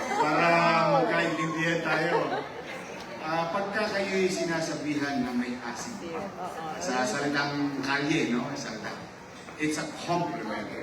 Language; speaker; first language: Filipino; native; Filipino